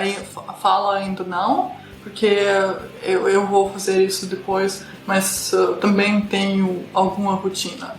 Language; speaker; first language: Portuguese; non-native, fluent; Russian